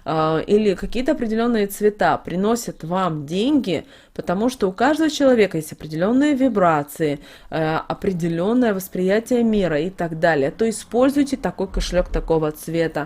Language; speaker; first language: Russian; native; Russian